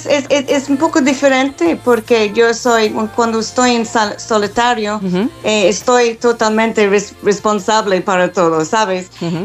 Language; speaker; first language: Spanish; non-native, fluent; English